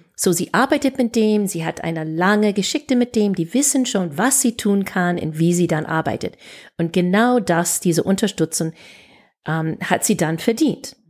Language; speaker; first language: German; non-native, fluent; English